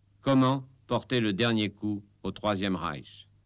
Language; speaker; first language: French; native; French